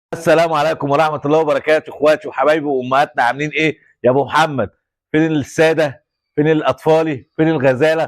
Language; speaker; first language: Arabic; native; Arabic